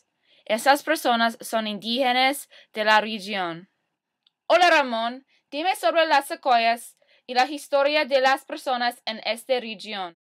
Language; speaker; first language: Spanish; non-native, learner; English